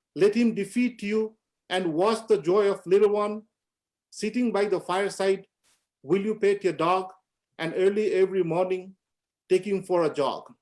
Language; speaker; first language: English; non-native, local second language; Nepali